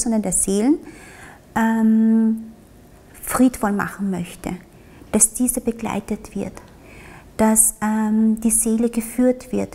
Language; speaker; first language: German; early bilingual, other home language; Vietnamese